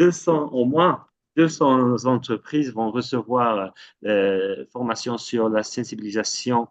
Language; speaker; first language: French; non-native, fluent; English